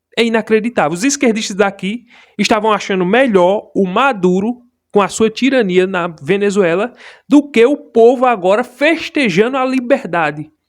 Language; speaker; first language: Portuguese; native; Portuguese